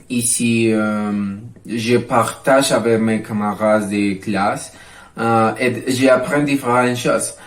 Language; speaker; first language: French; non-native, learner; Spanish